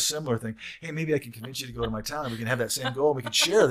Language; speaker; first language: English; native; English